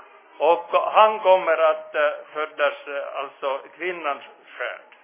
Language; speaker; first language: Swedish; non-native, fluent; Finnish